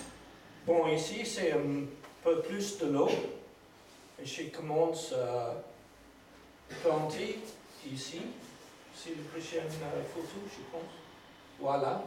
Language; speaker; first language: French; non-native, learner; English